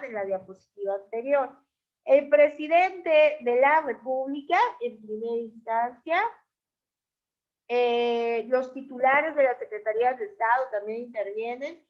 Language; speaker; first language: Spanish; native; Spanish